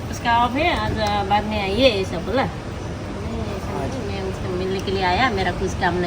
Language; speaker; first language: Hindi; non-native, learner; Nepali